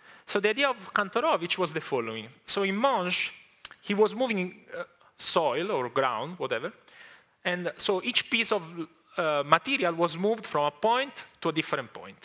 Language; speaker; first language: English; non-native, fluent; Italian